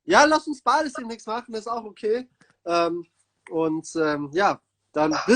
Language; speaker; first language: German; native; German